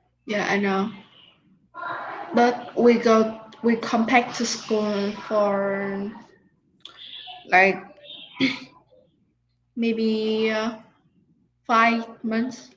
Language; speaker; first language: English; non-native, learner; Vietnamese